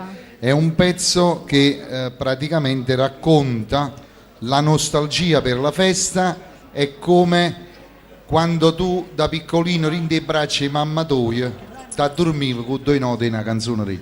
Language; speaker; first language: Italian; native; Italian